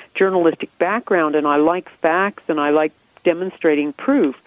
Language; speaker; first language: English; native; English